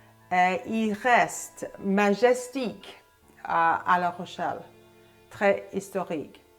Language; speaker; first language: French; non-native, fluent; English